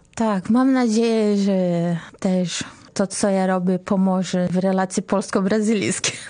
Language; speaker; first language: Polish; non-native, fluent; Portuguese